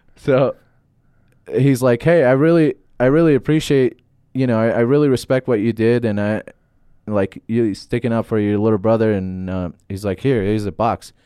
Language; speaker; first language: English; non-native, fluent; Arabic